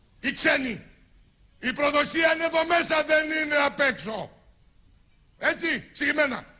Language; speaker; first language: Greek; native; Greek